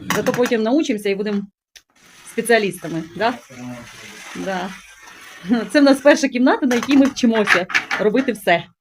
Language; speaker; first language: Ukrainian; native; Ukrainian